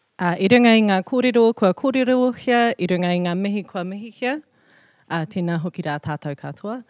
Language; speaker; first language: Māori; non-native, local second language; English